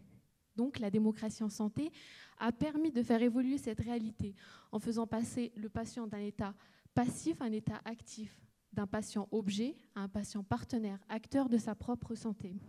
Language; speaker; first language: French; native; French